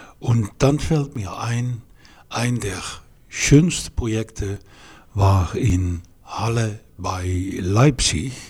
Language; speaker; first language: German; non-native, fluent; Dutch